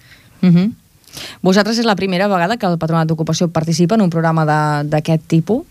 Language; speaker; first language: Catalan; native; Catalan